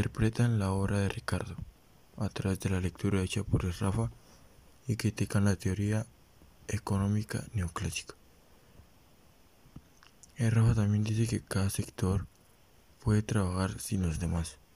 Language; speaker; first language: Spanish; native; Spanish